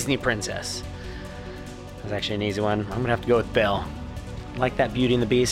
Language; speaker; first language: English; native; English